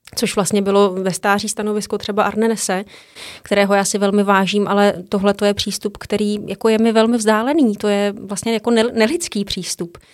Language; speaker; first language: Czech; native; Czech